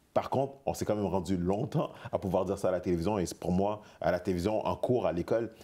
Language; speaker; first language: French; native; French